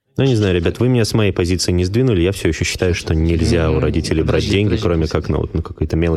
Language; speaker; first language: Russian; native; Russian